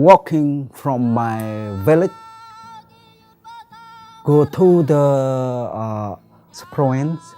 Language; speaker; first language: English; non-native, learner; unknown